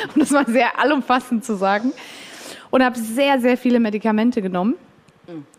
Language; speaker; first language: German; native; German